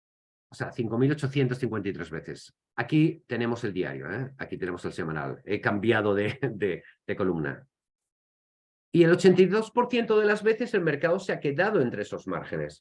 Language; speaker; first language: Spanish; native; Spanish